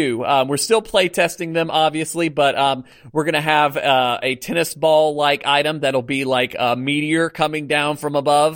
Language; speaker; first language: English; native; English